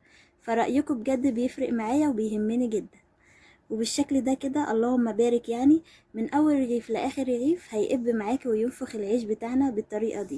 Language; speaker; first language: Arabic; native; Arabic